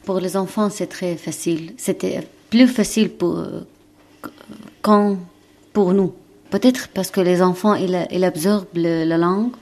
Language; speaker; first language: French; non-native, learner; Arabic